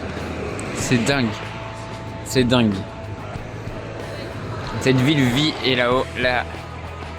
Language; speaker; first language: French; native; French